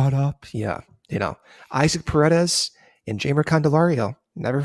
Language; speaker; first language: English; native; English